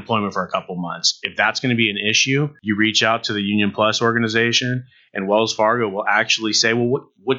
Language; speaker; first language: English; native; English